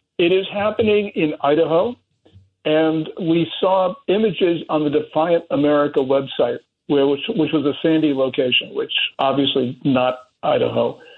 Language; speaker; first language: English; native; English